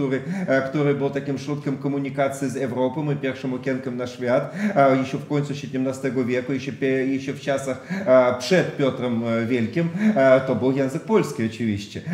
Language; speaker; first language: Polish; non-native, fluent; Russian